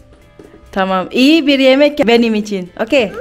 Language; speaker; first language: Turkish; non-native, learner; Indonesian